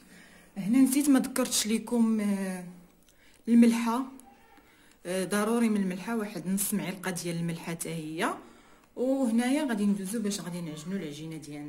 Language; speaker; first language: Arabic; native; Arabic